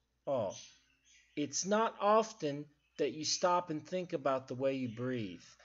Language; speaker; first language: English; native; English